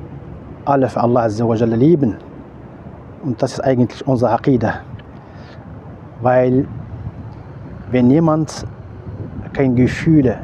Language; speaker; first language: German; non-native, fluent; Arabic